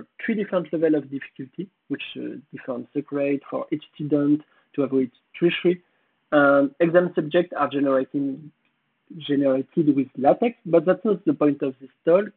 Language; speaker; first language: English; non-native, fluent; French